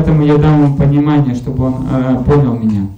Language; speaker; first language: Russian; native; Russian